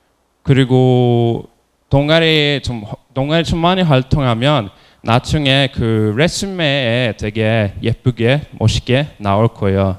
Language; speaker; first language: Korean; non-native, fluent; Norwegian